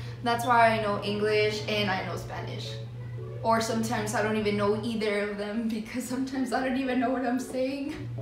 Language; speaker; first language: English; early bilingual, other home language; Spanish